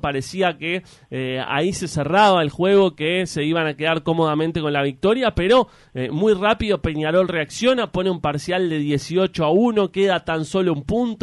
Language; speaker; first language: Spanish; native; Spanish